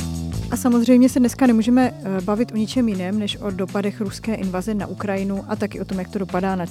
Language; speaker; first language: Czech; native; Czech